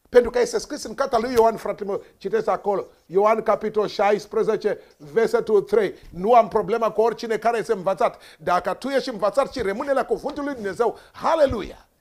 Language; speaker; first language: Romanian; non-native, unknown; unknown